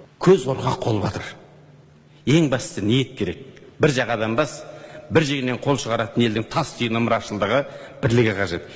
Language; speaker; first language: Kazakh; native; Kazakh